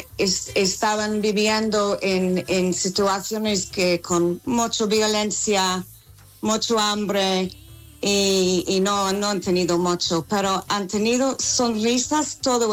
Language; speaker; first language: Spanish; non-native, learner; English